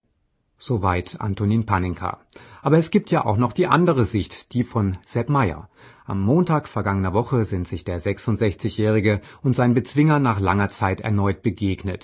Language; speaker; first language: German; native; German